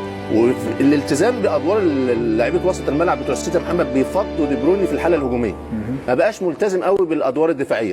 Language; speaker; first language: Arabic; native; Arabic